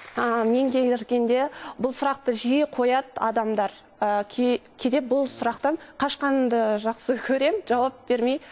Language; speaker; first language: Kazakh; non-native, local second language; Russian